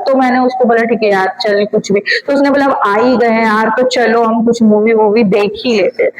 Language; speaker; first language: Hindi; non-native, local second language; Bangla